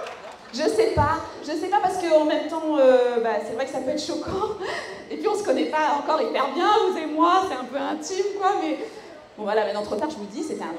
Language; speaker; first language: French; native; French